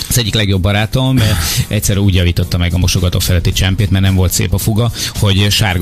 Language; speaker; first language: Hungarian; native; Hungarian